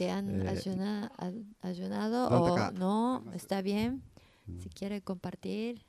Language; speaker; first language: Spanish; non-native, learner; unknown